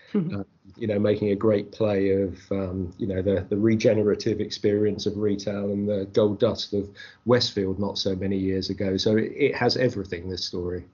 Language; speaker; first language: English; native; English